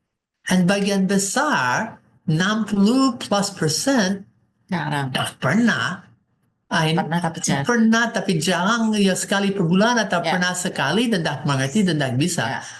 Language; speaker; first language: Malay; non-native, fluent; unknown